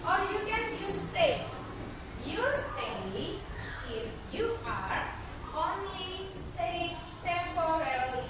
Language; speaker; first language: English; non-native, fluent; Indonesian